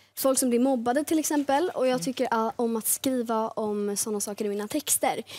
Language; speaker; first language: Swedish; native; Swedish